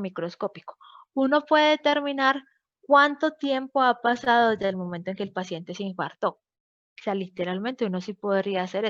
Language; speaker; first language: Spanish; native; Spanish